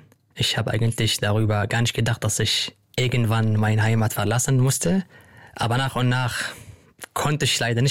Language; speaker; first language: German; non-native, learner; Arabic